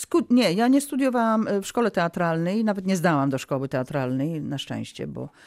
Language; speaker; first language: Polish; early bilingual, heritage; Polish